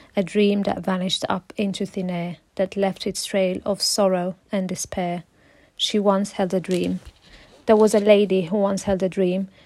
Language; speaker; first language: English; non-native, fluent; Italian